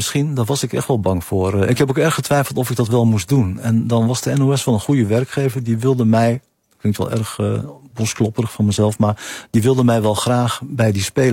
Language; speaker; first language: Dutch; native; Dutch